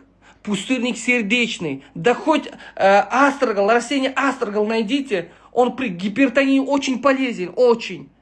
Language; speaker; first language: Russian; non-native, local second language; Uzbek